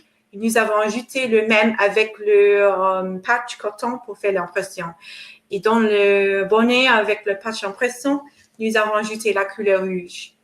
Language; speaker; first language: French; non-native, fluent; English